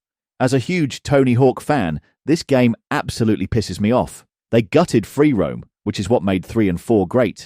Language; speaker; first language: English; native; English